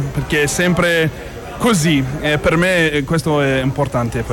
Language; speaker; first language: Italian; non-native, fluent; English